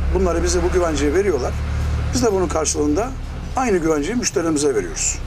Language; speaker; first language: Turkish; native; Turkish